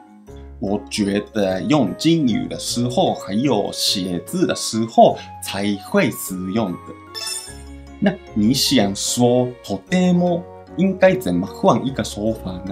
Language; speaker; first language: Chinese; non-native, fluent; Japanese